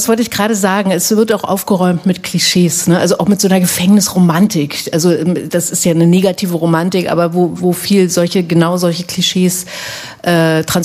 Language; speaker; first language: German; native; German